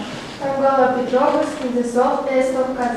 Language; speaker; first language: English; non-native, learner; Kazakh